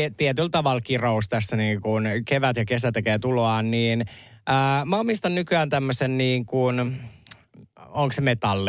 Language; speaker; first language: Finnish; native; Finnish